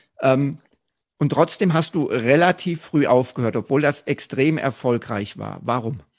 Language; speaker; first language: German; native; German